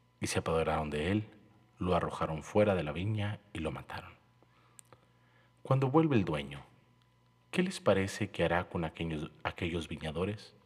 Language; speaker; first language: Spanish; native; Spanish